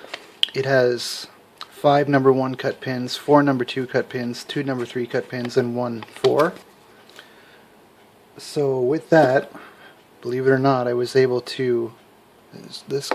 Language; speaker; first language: English; native; English